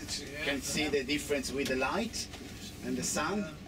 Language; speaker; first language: English; non-native, fluent; Italian